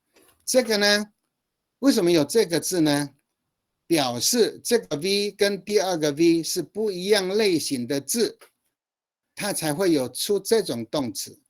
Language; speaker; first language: Chinese; non-native, local second language; Amis